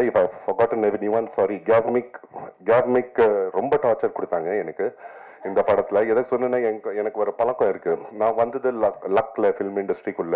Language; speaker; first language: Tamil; non-native, local second language; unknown